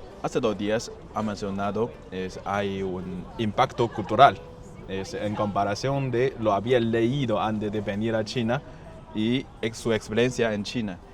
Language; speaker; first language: Spanish; non-native, fluent; Chinese